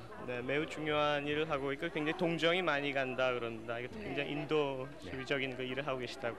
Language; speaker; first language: Korean; native; Korean